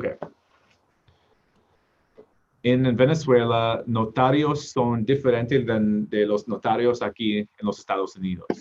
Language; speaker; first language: Spanish; non-native, learner; English